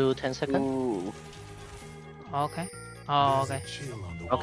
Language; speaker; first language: English; non-native, learner; Vietnamese